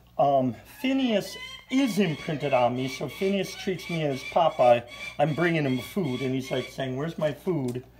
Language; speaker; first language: English; native; English